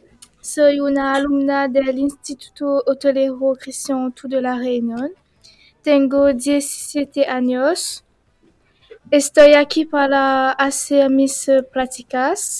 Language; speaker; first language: Spanish; non-native, learner; French